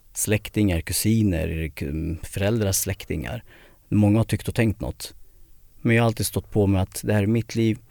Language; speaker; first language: Swedish; early bilingual, other home language; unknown